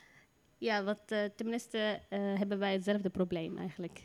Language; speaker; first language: Dutch; non-native, learner; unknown